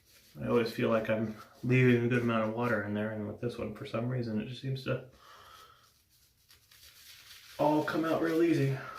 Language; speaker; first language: English; native; English